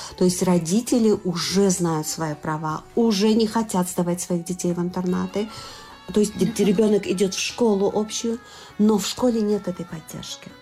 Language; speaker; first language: Russian; non-native, local second language; Tajik